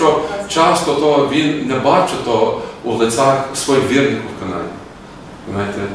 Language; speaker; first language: Ukrainian; early bilingual, heritage; Ukrainian